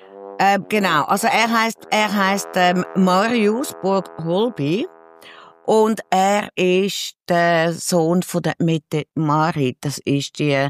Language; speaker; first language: German; native; German